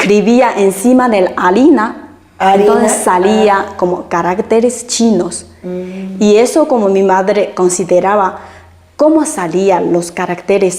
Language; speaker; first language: Spanish; non-native, fluent; Chinese